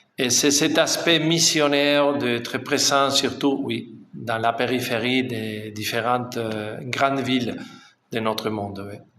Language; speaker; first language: French; non-native, fluent; Spanish